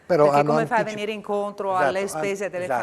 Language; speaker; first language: Italian; native; Italian